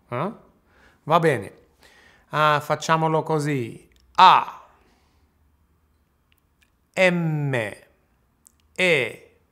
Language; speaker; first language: Italian; non-native, fluent; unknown